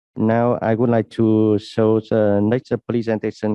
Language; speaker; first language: English; non-native, learner; Vietnamese